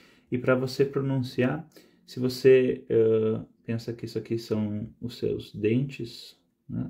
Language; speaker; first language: Portuguese; non-native, fluent; Spanish